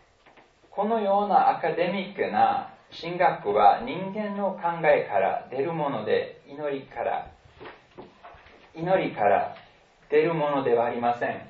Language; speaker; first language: Japanese; non-native, fluent; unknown